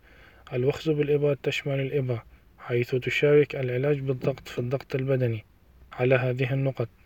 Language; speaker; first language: Arabic; native; Arabic